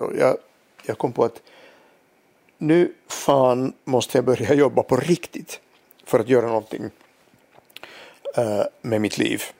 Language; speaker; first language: Swedish; non-native, local second language; Finnish